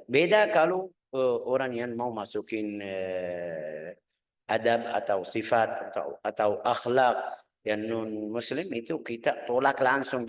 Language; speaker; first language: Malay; non-native, fluent; Arabic